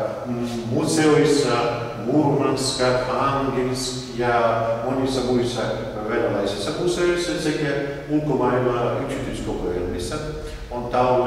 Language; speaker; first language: Finnish; non-native, learner; Russian